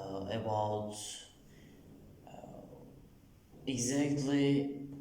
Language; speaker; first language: English; non-native, learner; Turkish